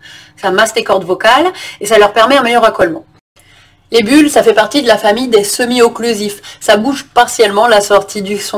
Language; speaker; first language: French; native; French